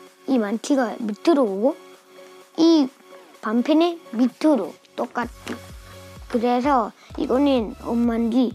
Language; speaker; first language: Korean; early bilingual, other home language; Russian